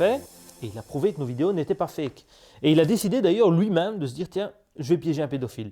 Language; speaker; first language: French; native; French